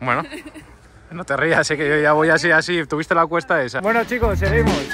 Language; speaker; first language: Spanish; native; Spanish